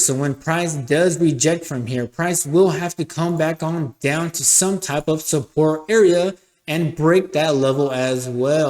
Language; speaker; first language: English; native; English